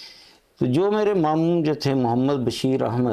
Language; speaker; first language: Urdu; non-native, local second language; Punjabi